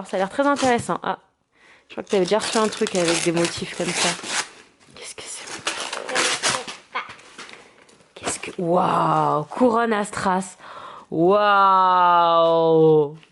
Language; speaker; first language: French; native; French